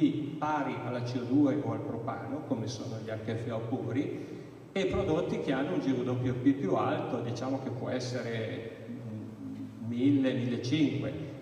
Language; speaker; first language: Italian; native; Italian